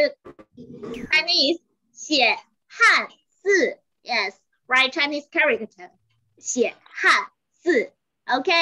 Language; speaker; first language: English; non-native, learner; Chinese